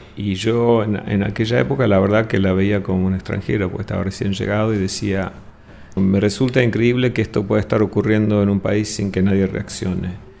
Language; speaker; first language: Spanish; early bilingual, other home language; English